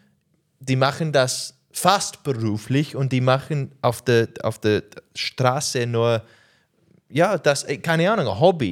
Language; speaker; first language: German; non-native, learner; English